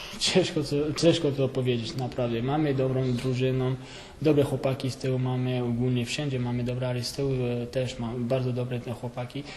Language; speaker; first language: Polish; early bilingual, heritage; French